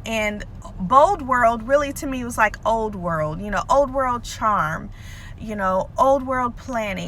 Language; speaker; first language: English; native; English